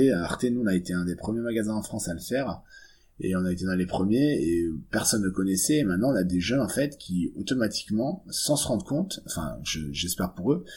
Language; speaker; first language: French; native; French